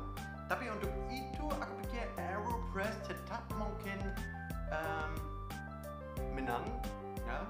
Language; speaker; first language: Indonesian; non-native, fluent; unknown